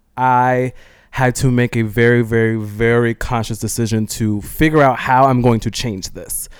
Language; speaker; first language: English; native; English